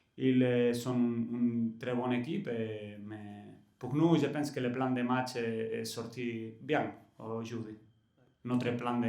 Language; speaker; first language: French; non-native, learner; Catalan